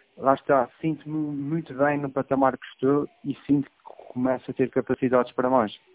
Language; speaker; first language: Portuguese; native; Portuguese